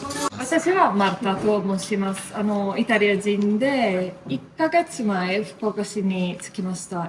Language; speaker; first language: Japanese; non-native, learner; Italian